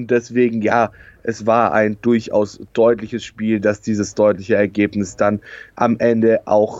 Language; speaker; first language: German; native; German